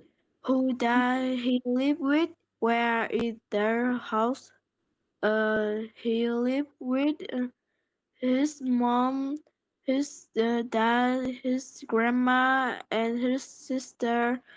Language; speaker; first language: English; non-native, learner; Polish